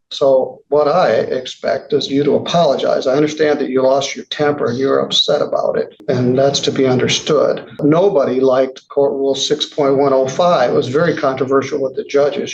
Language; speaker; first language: English; native; English